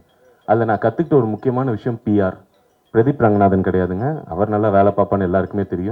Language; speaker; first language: Tamil; native; Tamil